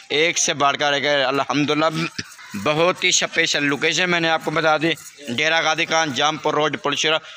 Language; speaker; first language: Urdu; non-native, local second language; Saraiki